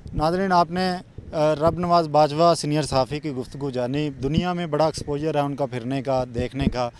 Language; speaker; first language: Urdu; non-native, local second language; Punjabi